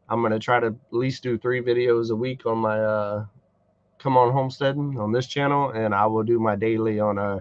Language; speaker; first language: English; native; English